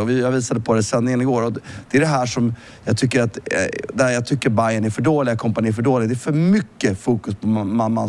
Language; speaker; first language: Swedish; native; Swedish